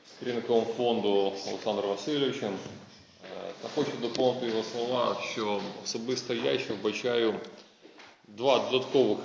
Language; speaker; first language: Ukrainian; non-native, local second language; Russian